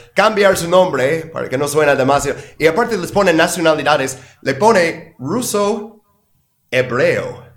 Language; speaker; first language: Spanish; non-native, fluent; English